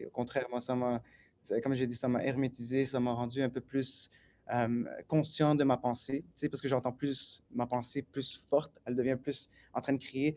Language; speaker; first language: French; native; French